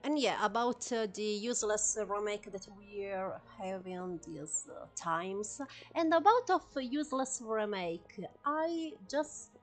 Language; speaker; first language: English; non-native, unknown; Italian